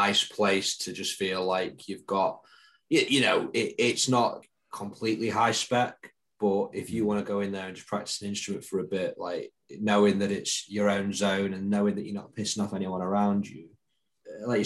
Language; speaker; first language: English; native; English